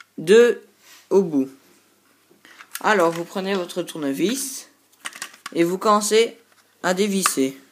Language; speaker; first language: French; native; French